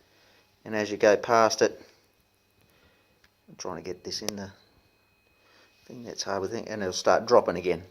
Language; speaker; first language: English; native; English